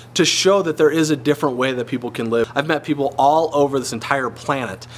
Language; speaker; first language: English; native; English